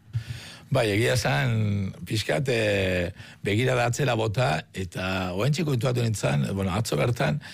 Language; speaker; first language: Basque; native; Basque